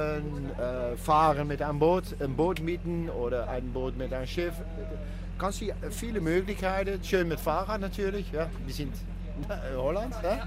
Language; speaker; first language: German; non-native, learner; Dutch